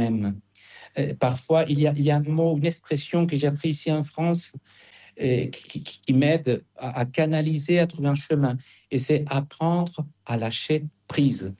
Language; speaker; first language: French; non-native, fluent; Spanish